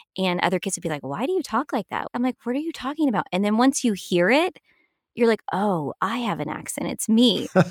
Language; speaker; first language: English; native; English